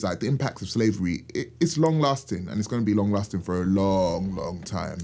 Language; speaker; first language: English; native; English